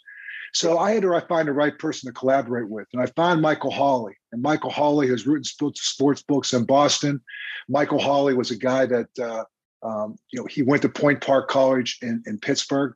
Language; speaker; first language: English; native; English